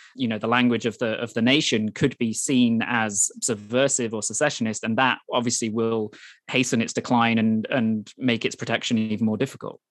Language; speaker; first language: English; native; English